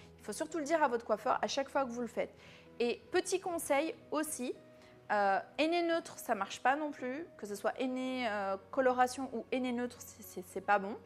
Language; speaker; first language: French; early bilingual, other home language; Arabic